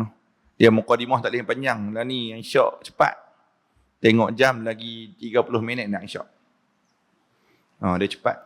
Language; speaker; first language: Malay; native; Malay